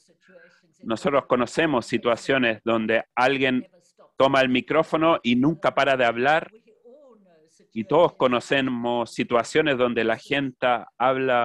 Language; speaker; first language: Spanish; non-native, fluent; English